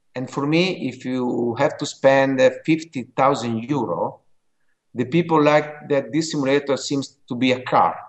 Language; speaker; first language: English; non-native, fluent; Italian